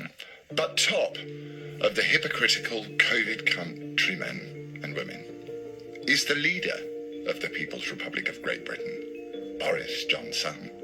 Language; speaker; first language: English; native; English